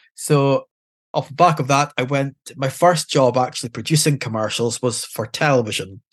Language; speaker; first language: English; native; English